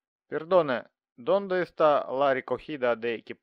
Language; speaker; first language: Spanish; non-native, learner; Russian